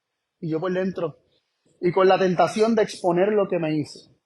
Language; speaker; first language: Spanish; native; Spanish